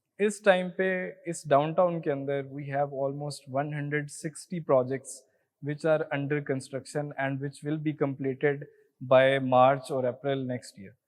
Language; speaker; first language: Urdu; native; Urdu